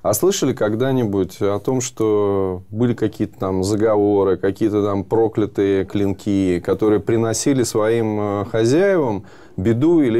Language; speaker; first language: Russian; native; Russian